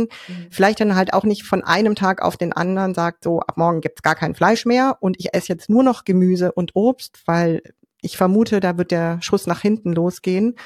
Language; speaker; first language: German; native; German